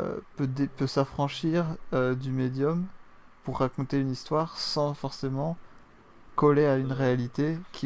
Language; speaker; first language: French; native; French